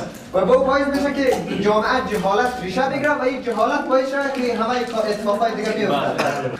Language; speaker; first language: Persian; native; Persian